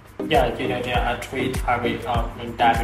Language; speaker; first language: English; non-native, learner; Vietnamese